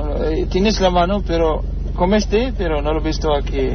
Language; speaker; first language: Spanish; non-native, learner; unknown